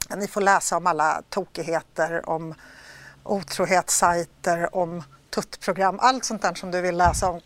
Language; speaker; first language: Swedish; early bilingual, other home language; Polish